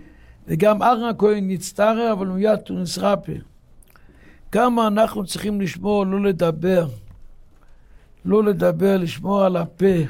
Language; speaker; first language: Hebrew; non-native, local second language; Yiddish